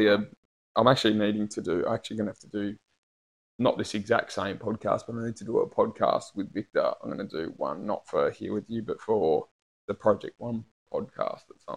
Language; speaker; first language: English; native; English